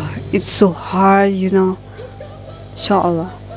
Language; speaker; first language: English; non-native, learner; Indonesian